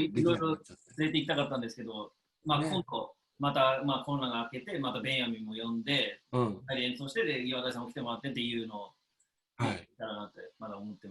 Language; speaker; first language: Japanese; native; Japanese